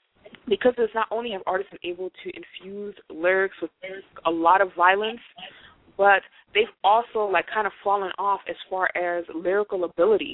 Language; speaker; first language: English; non-native, fluent; Haitian Creole